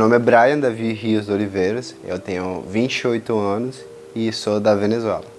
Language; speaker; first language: Portuguese; non-native, fluent; Spanish